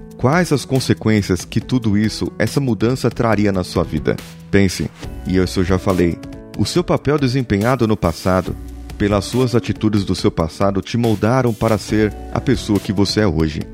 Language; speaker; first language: Portuguese; native; Portuguese